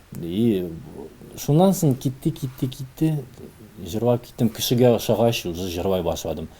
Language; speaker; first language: Tatar; early bilingual, heritage; Tatar